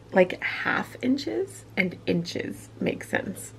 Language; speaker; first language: English; native; English